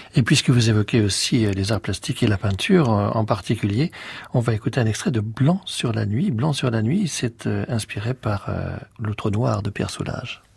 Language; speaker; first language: French; native; French